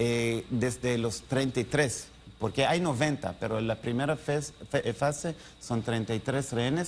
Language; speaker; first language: Spanish; non-native, learner; Hebrew